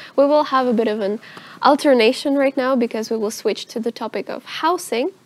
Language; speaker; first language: English; non-native, fluent; Russian